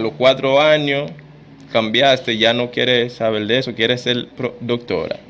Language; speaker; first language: Spanish; non-native, fluent; Haitian Creole